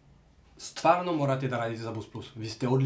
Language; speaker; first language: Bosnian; non-native, learner; French